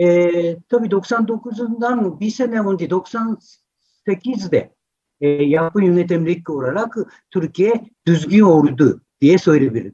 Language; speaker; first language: Turkish; non-native, fluent; Japanese